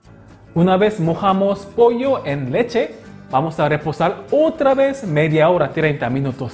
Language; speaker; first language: Spanish; non-native, local second language; Korean